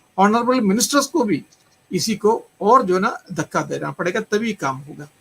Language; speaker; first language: Hindi; non-native, local second language; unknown